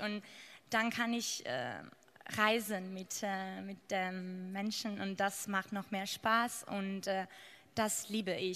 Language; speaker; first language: German; non-native, fluent; Georgian